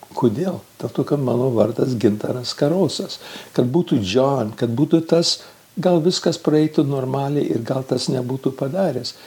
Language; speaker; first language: Lithuanian; early bilingual, heritage; Lithuanian